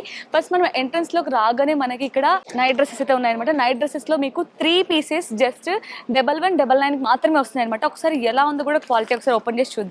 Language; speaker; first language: Telugu; native; Telugu